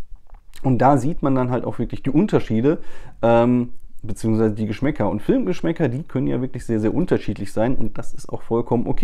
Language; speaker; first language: German; native; German